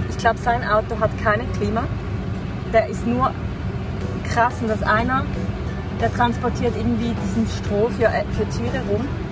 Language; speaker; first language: German; native; German